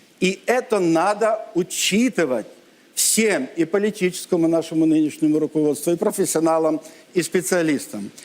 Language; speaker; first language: Russian; non-native, local second language; Ukrainian